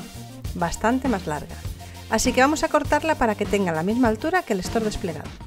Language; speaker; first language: Spanish; native; Spanish